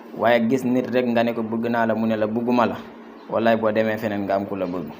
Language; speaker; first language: Wolof; non-native, local second language; Fula